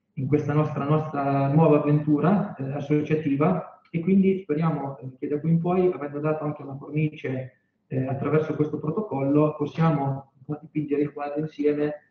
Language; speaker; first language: Italian; native; Italian